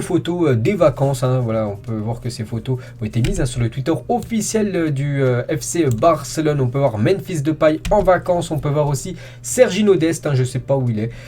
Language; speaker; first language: French; native; French